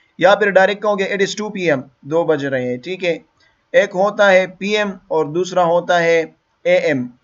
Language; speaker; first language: Urdu; non-native, local second language; Pashto